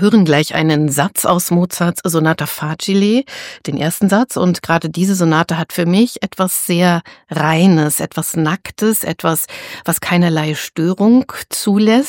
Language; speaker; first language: German; native; German